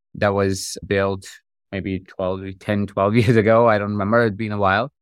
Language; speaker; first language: English; non-native, local second language; Hindi